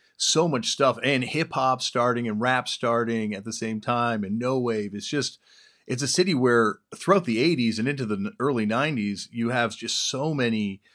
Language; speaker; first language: English; native; English